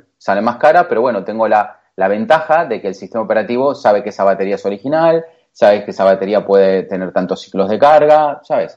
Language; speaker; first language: Spanish; native; Spanish